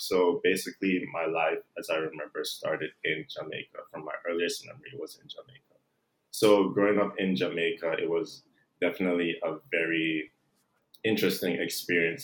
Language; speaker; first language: English; non-native, local second language; Jamaican Creole English